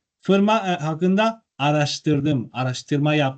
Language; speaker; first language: Turkish; non-native, fluent; Spanish